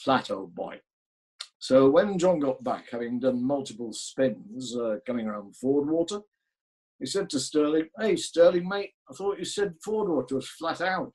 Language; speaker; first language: English; native; English